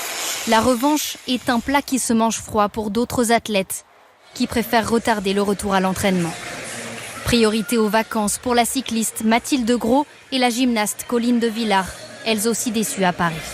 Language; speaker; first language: French; native; French